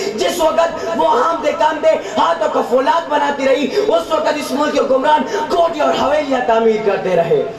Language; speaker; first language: Urdu; non-native, local second language; Pashto